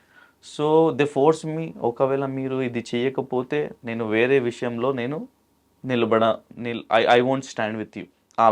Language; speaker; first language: Telugu; non-native, local second language; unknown